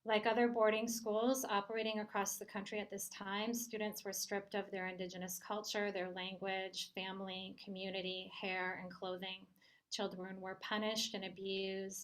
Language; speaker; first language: English; native; English